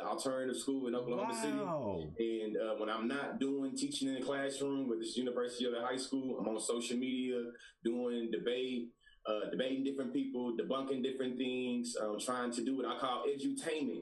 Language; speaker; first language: English; native; English